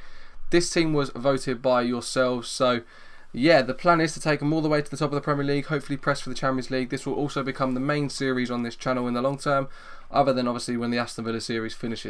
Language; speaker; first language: English; native; English